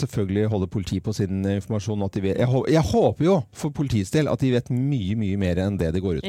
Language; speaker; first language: Norwegian; native; Norwegian